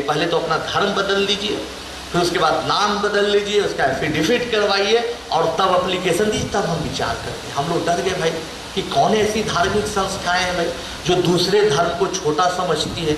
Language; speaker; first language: Hindi; native; Hindi